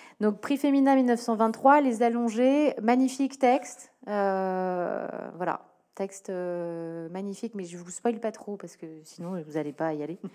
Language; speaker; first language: French; native; French